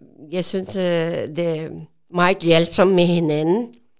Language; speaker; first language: Danish; non-native, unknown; Urdu